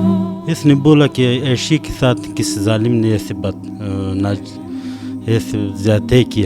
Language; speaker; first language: Hindi; non-native, learner; Pashto